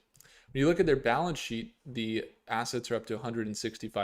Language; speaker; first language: English; native; English